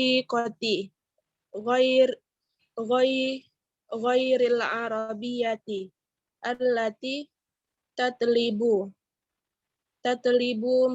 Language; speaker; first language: Arabic; non-native, learner; Indonesian